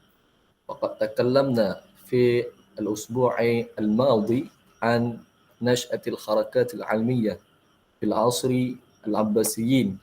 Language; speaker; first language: Arabic; non-native, fluent; Malay